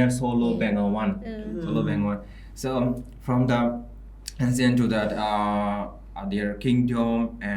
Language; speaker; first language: English; non-native, local second language; Bangla